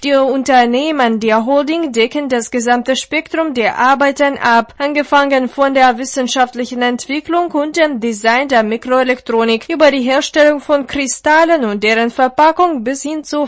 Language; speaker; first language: German; non-native, fluent; Russian